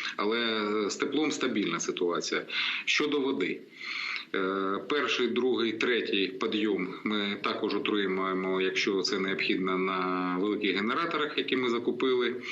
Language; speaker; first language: Ukrainian; native; Ukrainian